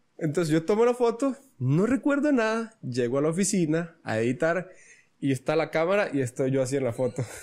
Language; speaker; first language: Spanish; native; Spanish